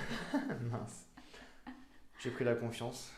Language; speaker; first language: French; native; French